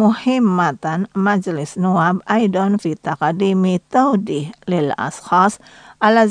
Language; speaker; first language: Arabic; non-native, fluent; Indonesian